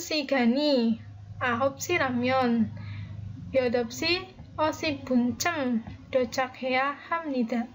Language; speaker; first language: Korean; non-native, fluent; Indonesian